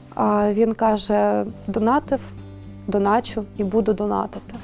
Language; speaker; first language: Ukrainian; native; Ukrainian